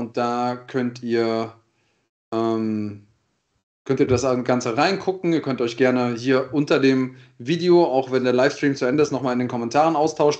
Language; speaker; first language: German; native; German